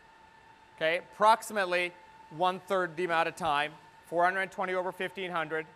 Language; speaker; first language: English; native; English